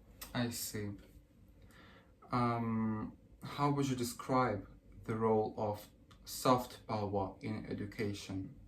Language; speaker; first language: English; early bilingual, other home language; Russian